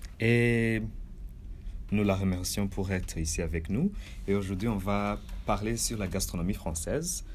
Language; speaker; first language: French; non-native, learner; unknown